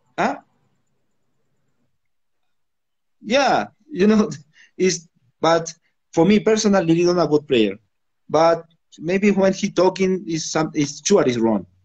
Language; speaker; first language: English; non-native, learner; Spanish